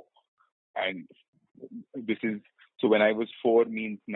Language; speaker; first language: English; non-native, local second language; Malayalam